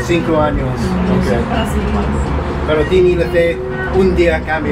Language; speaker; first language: Spanish; non-native, learner; English